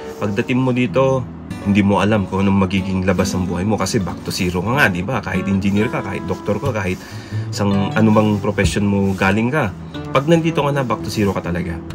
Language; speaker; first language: Filipino; native; Filipino